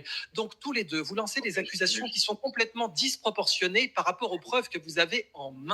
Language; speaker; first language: French; native; French